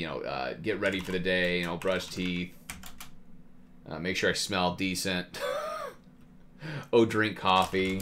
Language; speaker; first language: English; native; English